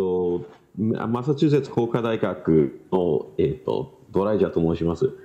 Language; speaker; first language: Japanese; non-native, learner; English